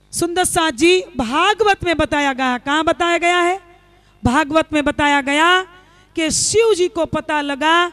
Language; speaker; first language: Hindi; non-native, local second language; Gujarati